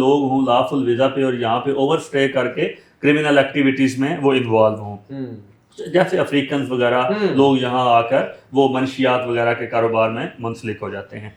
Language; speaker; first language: Urdu; native; Urdu